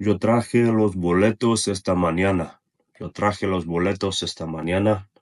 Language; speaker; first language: Spanish; non-native, learner; Russian